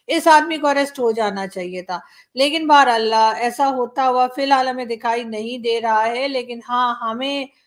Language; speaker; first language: Urdu; native; Urdu